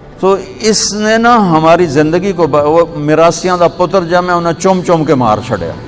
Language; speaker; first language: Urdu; non-native, local second language; Punjabi